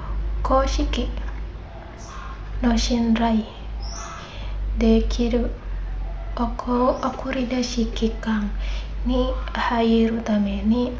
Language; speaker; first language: Japanese; non-native, learner; Indonesian